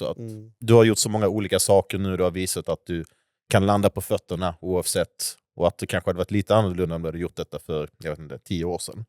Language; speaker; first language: Swedish; native; Swedish